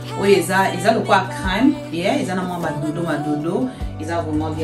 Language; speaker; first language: French; non-native, local second language; Lingala